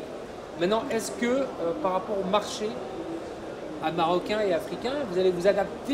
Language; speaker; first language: French; native; French